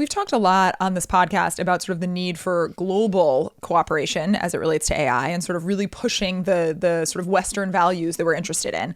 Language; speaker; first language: English; native; English